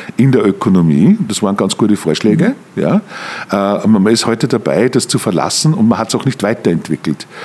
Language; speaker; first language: German; native; German